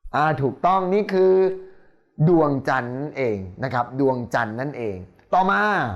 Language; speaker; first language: Thai; native; Thai